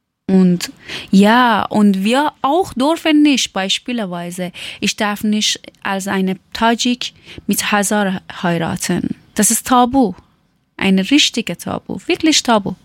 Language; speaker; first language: German; non-native, learner; Persian